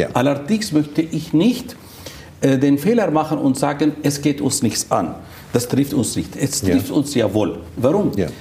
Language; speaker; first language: German; non-native, fluent; Arabic